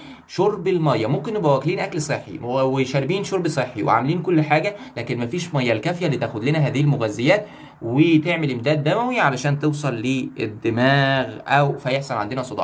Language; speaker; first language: Arabic; native; Arabic